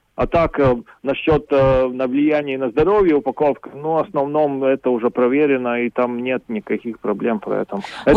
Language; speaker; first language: Russian; non-native, local second language; Latvian